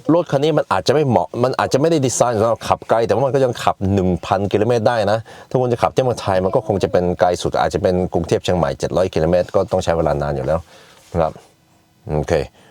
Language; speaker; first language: Thai; non-native, fluent; Swedish